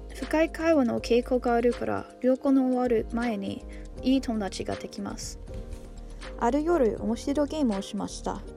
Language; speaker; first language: Japanese; non-native, learner; English